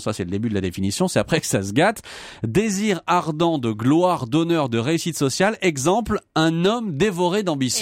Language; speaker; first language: French; native; French